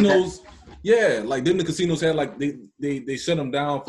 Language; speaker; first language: English; native; English